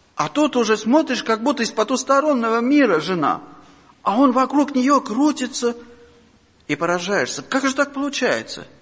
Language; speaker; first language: Russian; non-native, local second language; Armenian